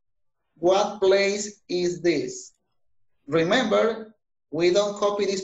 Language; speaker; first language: English; non-native, fluent; Spanish